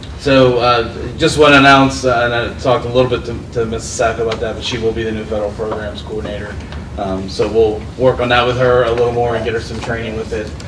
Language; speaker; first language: English; native; English